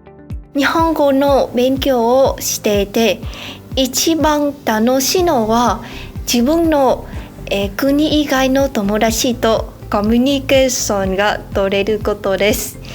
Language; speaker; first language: Japanese; non-native, learner; Vietnamese